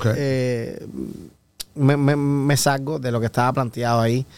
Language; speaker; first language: Spanish; native; Spanish